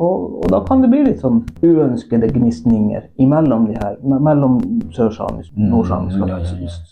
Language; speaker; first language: Norwegian; non-native, local second language; Northern Sami